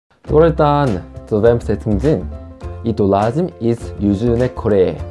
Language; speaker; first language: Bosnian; non-native, learner; Korean